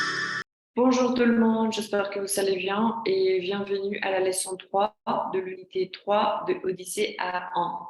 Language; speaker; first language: French; non-native, fluent; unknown